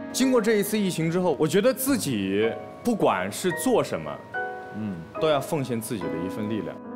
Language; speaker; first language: Chinese; native; Chinese